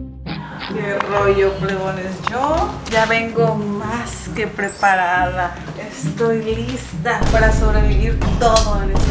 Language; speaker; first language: Spanish; native; Spanish